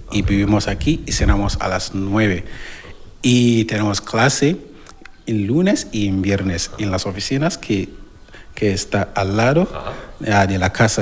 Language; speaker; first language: Spanish; non-native, learner; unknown